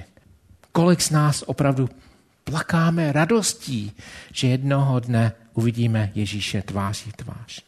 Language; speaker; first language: Czech; non-native, fluent; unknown